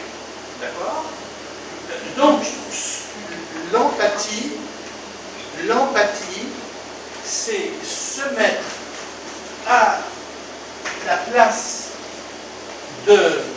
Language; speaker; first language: French; native; French